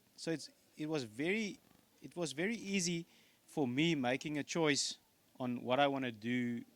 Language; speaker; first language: English; non-native, local second language; Afrikaans